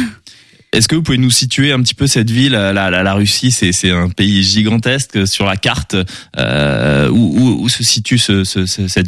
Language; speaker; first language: French; native; French